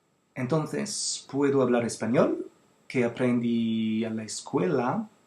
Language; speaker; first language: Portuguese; non-native, fluent; French